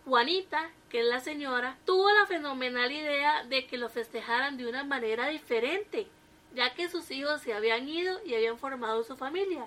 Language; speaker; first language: Spanish; native; Spanish